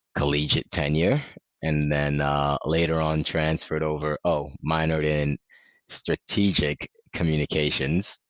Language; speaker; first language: English; early bilingual, other home language; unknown